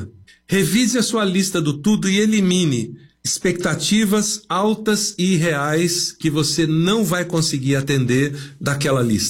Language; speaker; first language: Portuguese; native; Portuguese